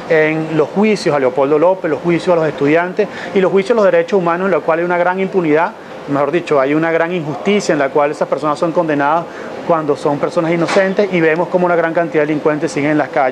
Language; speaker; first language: Spanish; native; Spanish